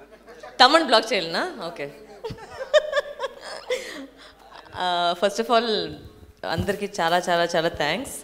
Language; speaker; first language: Telugu; non-native, fluent; Tamil